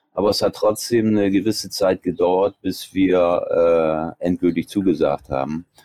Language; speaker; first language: German; native; German